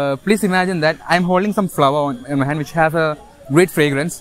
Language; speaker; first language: English; non-native, local second language; Malayalam